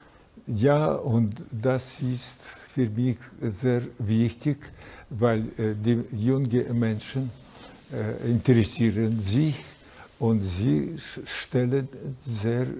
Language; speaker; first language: German; non-native, learner; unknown